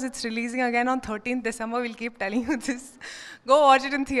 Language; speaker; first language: Telugu; non-native, learner; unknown